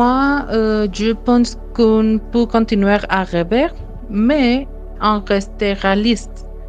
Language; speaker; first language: French; non-native, fluent; Spanish